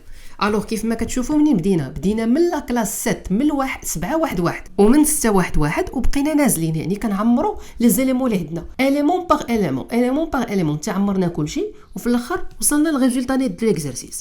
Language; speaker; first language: Arabic; native; Arabic